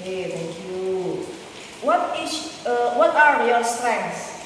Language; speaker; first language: English; non-native, fluent; Indonesian